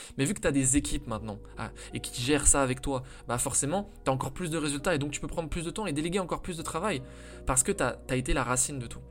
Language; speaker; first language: French; native; French